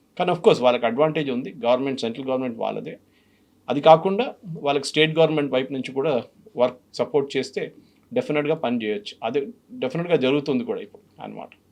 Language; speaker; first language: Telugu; non-native, fluent; Malayalam